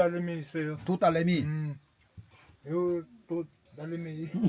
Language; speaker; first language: Korean; non-native, learner; Mongolian